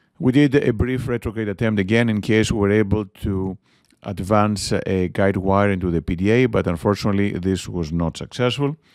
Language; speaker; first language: English; non-native, fluent; Greek